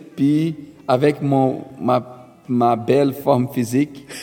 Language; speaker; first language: French; non-native, fluent; Portuguese